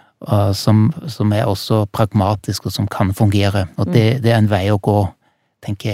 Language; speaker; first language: Norwegian; non-native, fluent; German